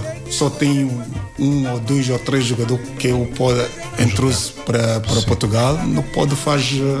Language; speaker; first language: Portuguese; non-native, learner; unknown